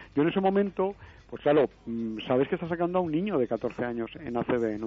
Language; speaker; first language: Spanish; native; Spanish